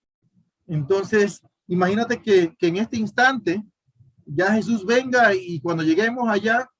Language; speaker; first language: Spanish; native; Spanish